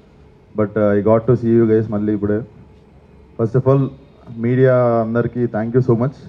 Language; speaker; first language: Telugu; native; Telugu